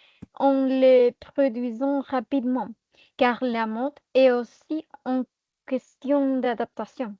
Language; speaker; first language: French; non-native, fluent; Spanish